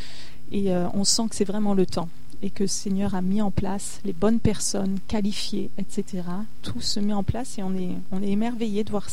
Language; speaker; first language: French; native; French